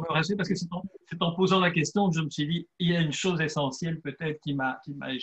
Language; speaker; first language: French; native; French